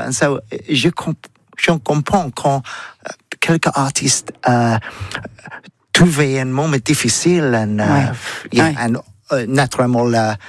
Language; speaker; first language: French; non-native, learner; English